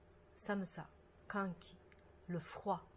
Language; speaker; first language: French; non-native, fluent; Japanese